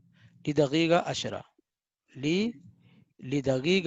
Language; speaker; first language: Arabic; non-native, fluent; Hindi